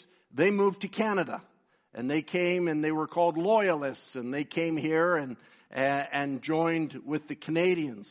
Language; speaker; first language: English; native; English